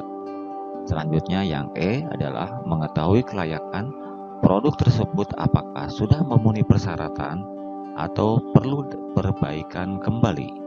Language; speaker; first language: Indonesian; native; Indonesian